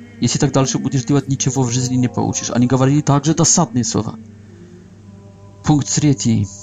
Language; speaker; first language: Polish; non-native, learner; Russian